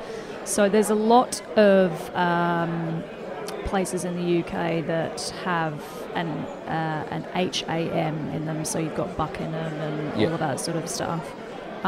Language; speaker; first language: English; native; English